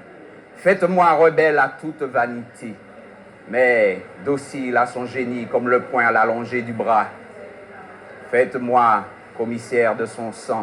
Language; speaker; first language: French; native; French